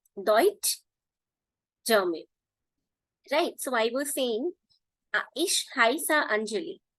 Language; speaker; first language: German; non-native, fluent; Hindi